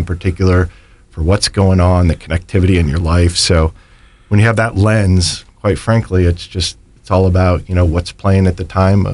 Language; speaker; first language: English; native; English